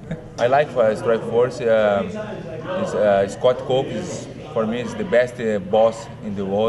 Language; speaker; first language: English; non-native, learner; Portuguese